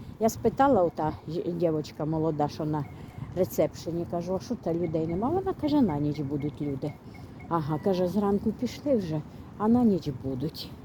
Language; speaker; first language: Ukrainian; native; Ukrainian